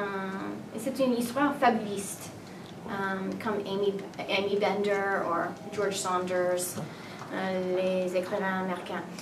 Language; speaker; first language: French; non-native, learner; English